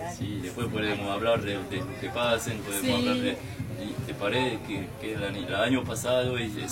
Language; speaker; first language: Spanish; non-native, learner; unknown